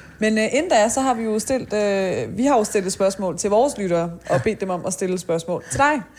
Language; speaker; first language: Danish; early bilingual, other home language; Persian